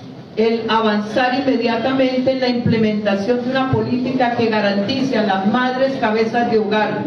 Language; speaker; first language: Spanish; native; Spanish